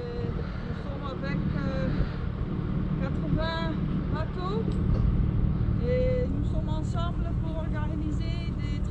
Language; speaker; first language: French; non-native, learner; Dutch